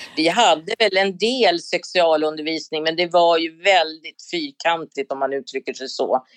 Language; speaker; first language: Swedish; native; Swedish